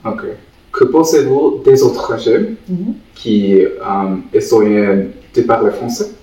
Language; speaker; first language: French; non-native, learner; Tamil